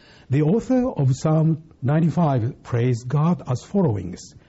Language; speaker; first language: English; non-native, fluent; Japanese